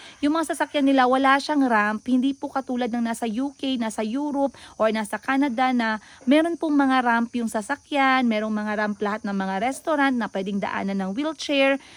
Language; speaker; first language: Filipino; non-native, local second language; Cebuano